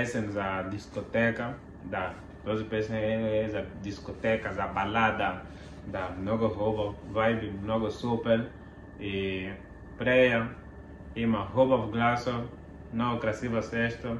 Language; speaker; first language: Bulgarian; non-native, learner; Portuguese